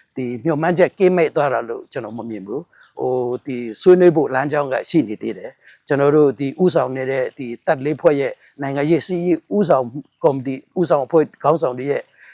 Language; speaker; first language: Burmese; non-native, local second language; Mon